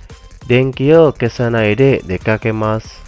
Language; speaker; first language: Japanese; non-native, fluent; Indonesian